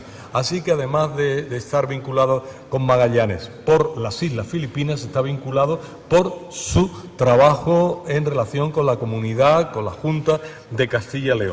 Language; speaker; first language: Spanish; native; Spanish